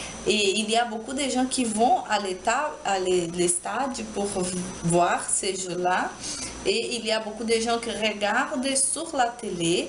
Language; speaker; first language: French; non-native, learner; Portuguese